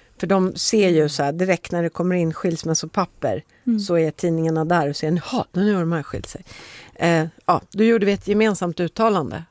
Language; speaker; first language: Swedish; native; Swedish